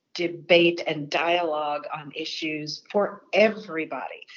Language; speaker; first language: English; native; English